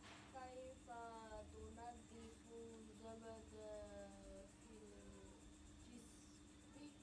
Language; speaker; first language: Arabic; non-native, learner; Indonesian